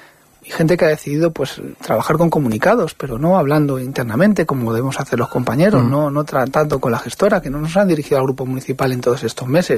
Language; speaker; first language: Spanish; native; Spanish